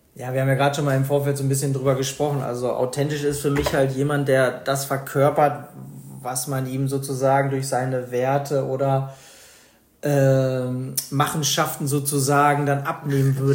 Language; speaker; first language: German; native; German